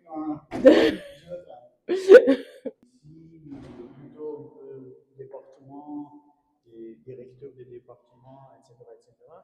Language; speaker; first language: French; non-native, fluent; Armenian